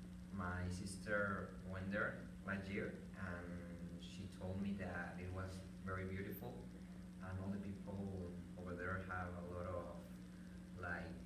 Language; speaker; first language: English; non-native, learner; Spanish